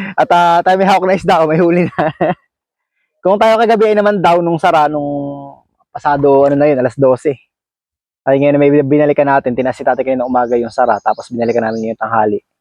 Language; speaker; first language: Filipino; native; Filipino